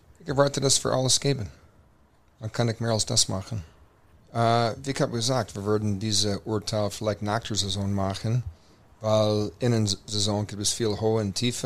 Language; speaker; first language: German; non-native, fluent; English